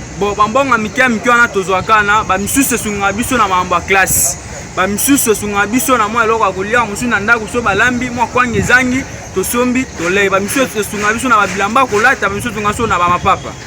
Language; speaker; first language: Lingala; native; Lingala